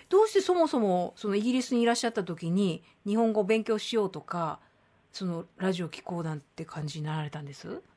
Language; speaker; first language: Japanese; native; Japanese